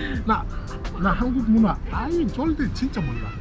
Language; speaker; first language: Korean; non-native, learner; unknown